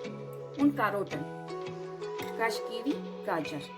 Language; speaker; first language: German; non-native, learner; Urdu